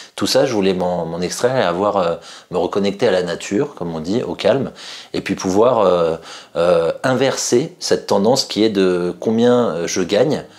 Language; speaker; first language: French; native; French